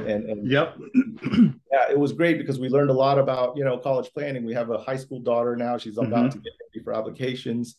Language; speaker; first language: English; early bilingual, other home language; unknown